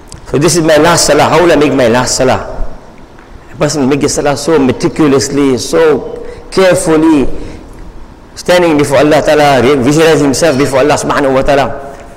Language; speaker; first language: English; native; English